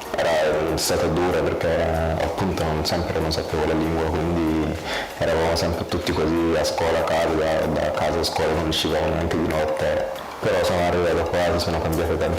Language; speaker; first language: Italian; non-native, fluent; Arabic